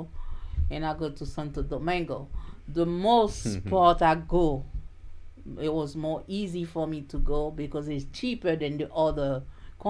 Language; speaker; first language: English; non-native, learner; Haitian Creole